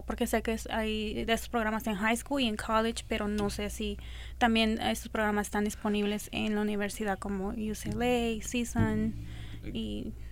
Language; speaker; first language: Spanish; early bilingual, other home language; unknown